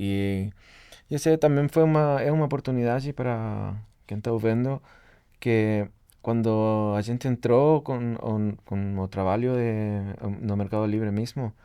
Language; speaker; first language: Portuguese; non-native, fluent; Spanish